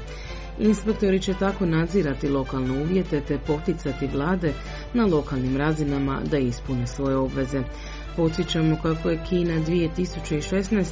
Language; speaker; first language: Croatian; native; Croatian